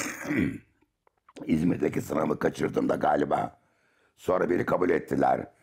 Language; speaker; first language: Turkish; native; Turkish